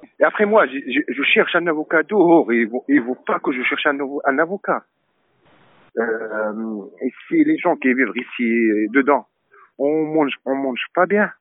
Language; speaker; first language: French; non-native, learner; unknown